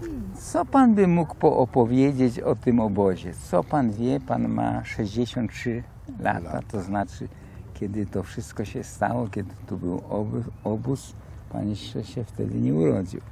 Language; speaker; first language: Polish; early bilingual, heritage; Polish